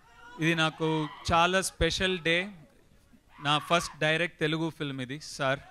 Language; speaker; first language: Telugu; non-native, learner; Tamil